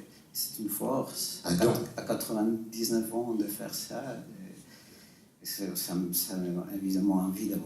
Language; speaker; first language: French; non-native, fluent; Spanish